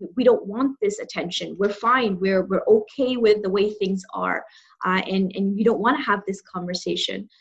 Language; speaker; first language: English; non-native, local second language; Urdu